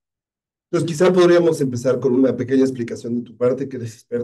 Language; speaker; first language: Spanish; native; Spanish